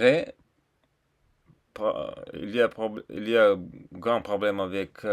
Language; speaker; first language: French; non-native, learner; Russian